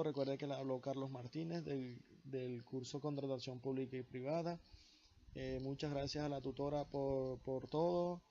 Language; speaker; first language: Spanish; native; Spanish